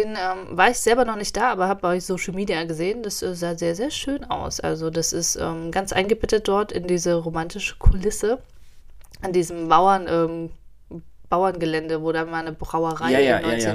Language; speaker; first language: German; native; German